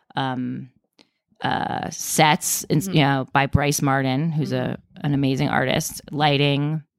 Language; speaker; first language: English; native; English